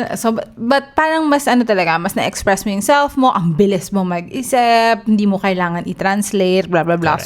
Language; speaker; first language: Filipino; native; Filipino